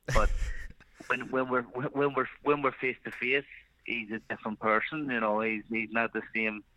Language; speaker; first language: English; native; English